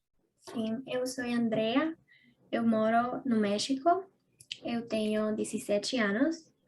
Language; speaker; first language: Portuguese; non-native, learner; Spanish